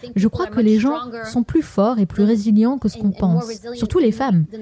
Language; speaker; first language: French; non-native, fluent; Greek